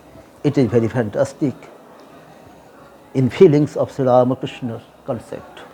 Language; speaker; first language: English; non-native, local second language; Bangla